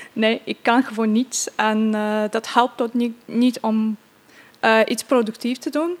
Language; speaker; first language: Dutch; non-native, fluent; Ukrainian